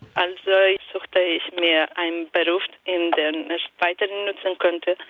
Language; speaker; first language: German; non-native, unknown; Italian